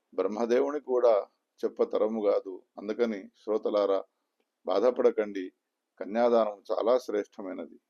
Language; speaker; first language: Telugu; native; Telugu